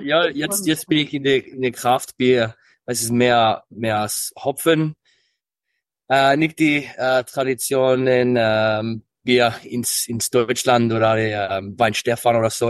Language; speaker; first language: German; early bilingual, heritage; English